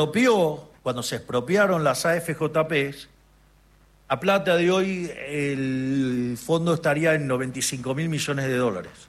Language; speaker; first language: Spanish; native; Spanish